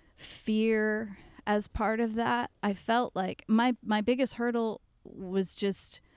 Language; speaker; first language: English; native; English